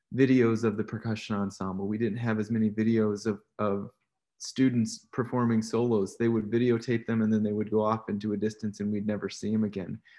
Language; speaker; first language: English; native; English